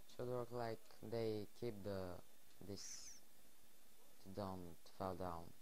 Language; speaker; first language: English; non-native, learner; Bulgarian